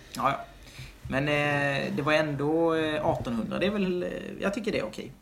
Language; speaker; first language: Swedish; native; Swedish